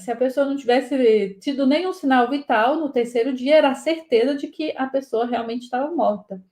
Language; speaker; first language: Portuguese; native; Portuguese